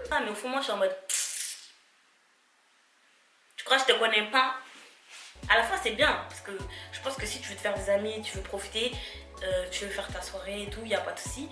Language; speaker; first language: French; native; French